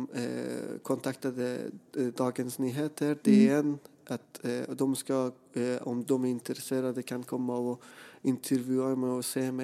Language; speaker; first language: Swedish; non-native, fluent; Persian